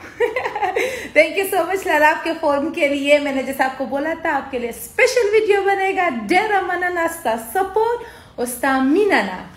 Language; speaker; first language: Urdu; non-native, local second language; Pashto